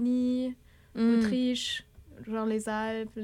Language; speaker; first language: French; non-native, fluent; German